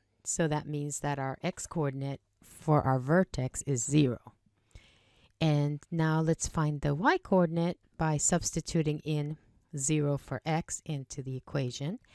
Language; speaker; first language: English; native; English